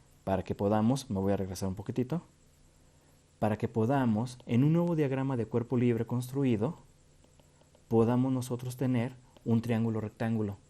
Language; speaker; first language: Spanish; native; Spanish